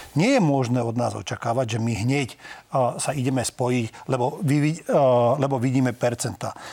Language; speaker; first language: Slovak; non-native, local second language; Hungarian